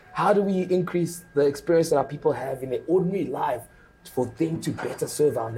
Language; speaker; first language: English; early bilingual, other home language; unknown